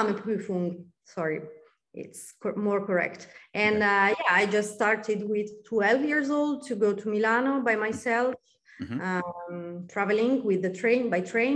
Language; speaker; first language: English; non-native, fluent; Italian